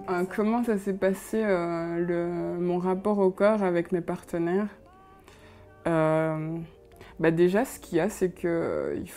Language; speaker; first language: French; early bilingual, other home language; Kinyarwanda